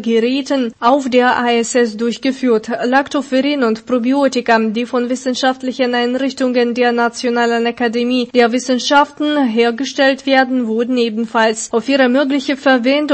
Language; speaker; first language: German; non-native, fluent; Russian